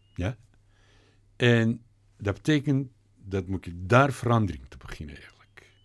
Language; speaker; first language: Dutch; non-native, learner; Turkish